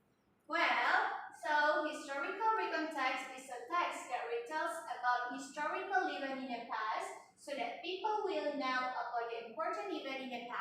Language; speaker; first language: English; non-native, learner; Indonesian